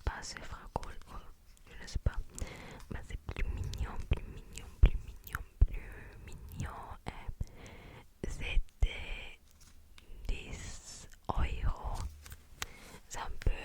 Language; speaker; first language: French; non-native, learner; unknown